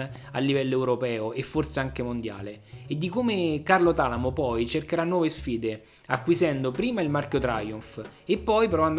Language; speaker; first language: Italian; native; Italian